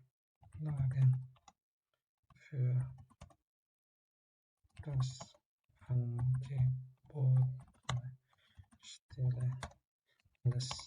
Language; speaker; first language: German; non-native, learner; Tigrinya